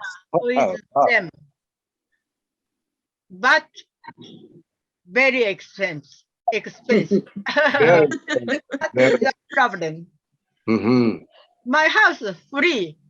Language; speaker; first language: English; non-native, learner; Japanese